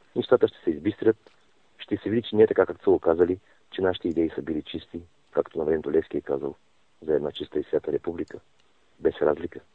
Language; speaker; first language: Bulgarian; non-native, local second language; Turkish